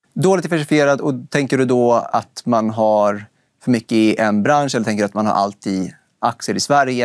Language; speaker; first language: Swedish; native; Swedish